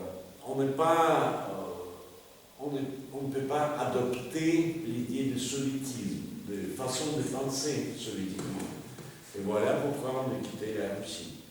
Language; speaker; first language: French; non-native, fluent; Russian